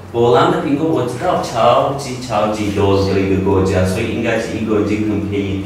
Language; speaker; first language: Chinese; non-native, learner; Turkish